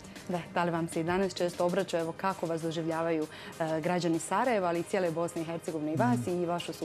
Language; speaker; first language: Croatian; native; Croatian